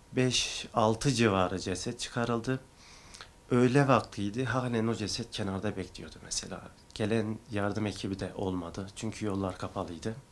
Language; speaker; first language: Turkish; native; Turkish